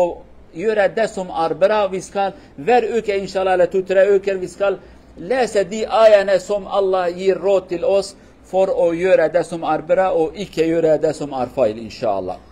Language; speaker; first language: Swedish; non-native, learner; Kurdish